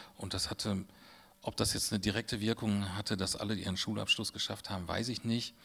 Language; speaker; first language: German; native; German